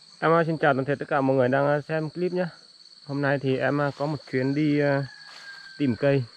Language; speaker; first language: Vietnamese; non-native, local second language; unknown